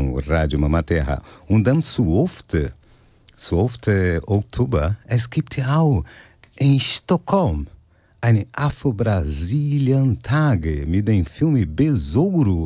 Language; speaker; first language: German; non-native, fluent; Portuguese